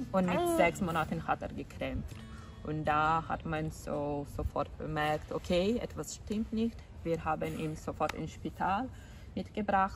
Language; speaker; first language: German; non-native, fluent; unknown